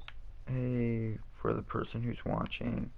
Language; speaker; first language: English; native; English